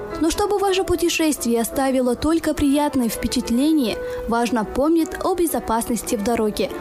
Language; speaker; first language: Russian; non-native, local second language; Tajik